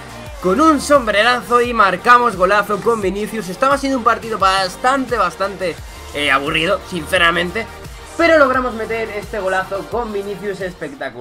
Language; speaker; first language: Spanish; native; Spanish